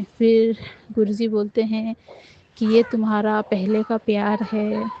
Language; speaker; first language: Hindi; non-native, local second language; Nepali